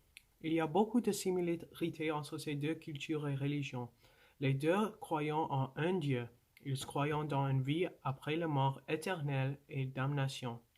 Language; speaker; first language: French; non-native, local second language; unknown